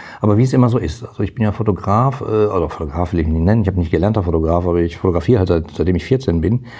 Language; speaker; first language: German; native; German